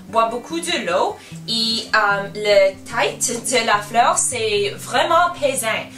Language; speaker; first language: French; non-native, learner; English